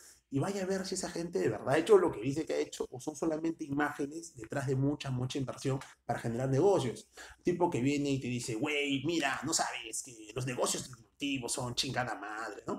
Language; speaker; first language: Spanish; native; Spanish